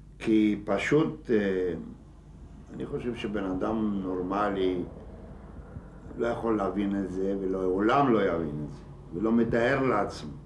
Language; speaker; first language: Hebrew; non-native, fluent; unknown